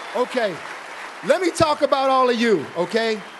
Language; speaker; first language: English; native; English